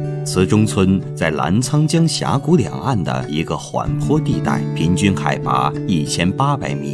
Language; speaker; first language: Chinese; native; Chinese